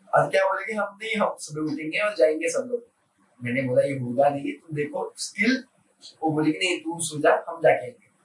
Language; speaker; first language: Hindi; non-native, local second language; Marathi